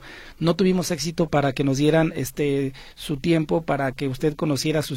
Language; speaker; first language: Spanish; native; Spanish